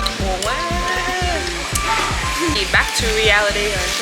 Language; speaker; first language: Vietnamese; early bilingual, heritage; Vietnamese